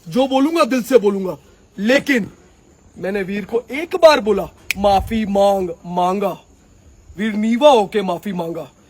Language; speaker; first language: Hindi; non-native, local second language; Punjabi